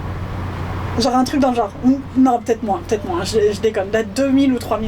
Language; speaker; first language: French; native; French